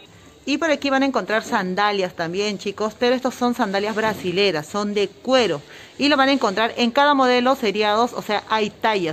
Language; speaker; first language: Spanish; native; Spanish